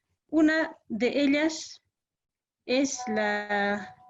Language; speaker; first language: Spanish; native; Spanish